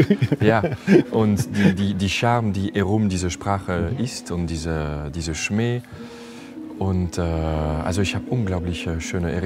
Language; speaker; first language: German; non-native, fluent; French